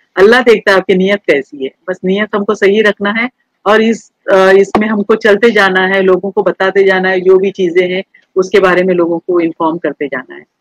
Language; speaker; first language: Hindi; native; Hindi